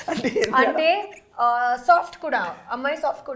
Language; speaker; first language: Telugu; non-native, learner; Hindi